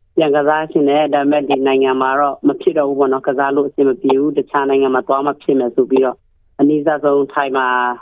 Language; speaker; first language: Burmese; non-native, local second language; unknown